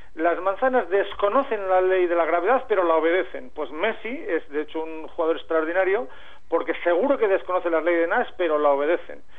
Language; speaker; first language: Spanish; native; Spanish